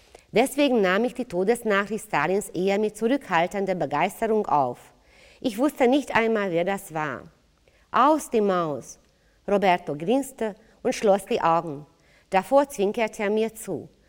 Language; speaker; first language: German; non-native, fluent; Hungarian